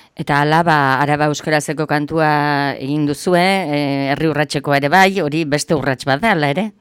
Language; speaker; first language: Basque; native; Basque